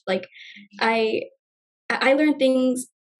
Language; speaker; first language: English; native; English